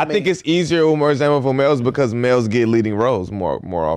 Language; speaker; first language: English; native; English